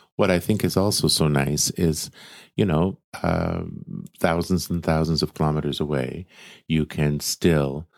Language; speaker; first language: English; native; English